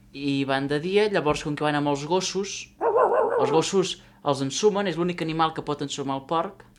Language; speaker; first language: Catalan; native; Catalan